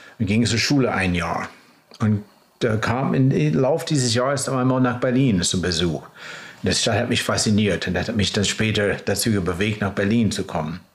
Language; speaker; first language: German; non-native, fluent; English